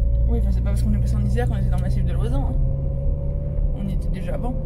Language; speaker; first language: French; native; French